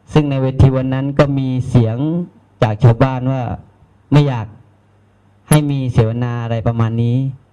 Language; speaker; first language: Thai; non-native, local second language; Malay